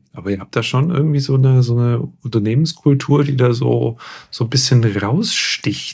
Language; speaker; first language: German; native; German